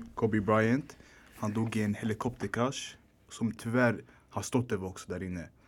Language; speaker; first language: Swedish; early bilingual, other home language; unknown